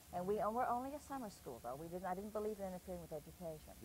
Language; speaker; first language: English; native; English